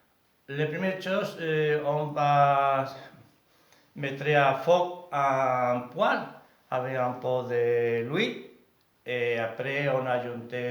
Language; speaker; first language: French; non-native, learner; Spanish